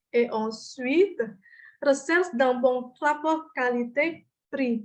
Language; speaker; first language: French; non-native, fluent; Indonesian